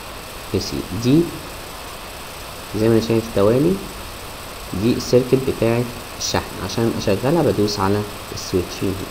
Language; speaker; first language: Arabic; native; Arabic